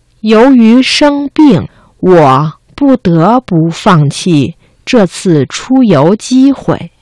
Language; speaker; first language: Chinese; non-native, fluent; Vietnamese